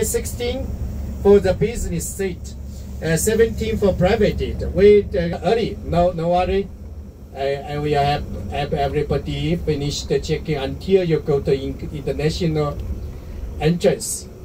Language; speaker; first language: English; non-native, learner; Chinese